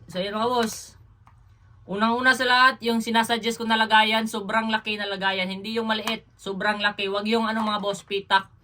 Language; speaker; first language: Filipino; non-native, local second language; Cebuano